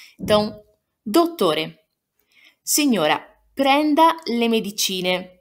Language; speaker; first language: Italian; non-native, fluent; Portuguese